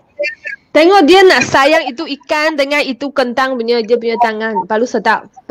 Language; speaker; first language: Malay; non-native, local second language; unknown